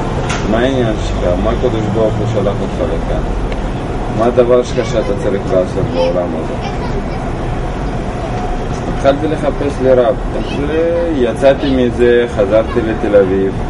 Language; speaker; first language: Hebrew; non-native, learner; Russian